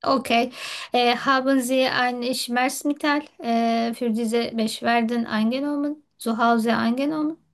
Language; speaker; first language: German; non-native, learner; Turkish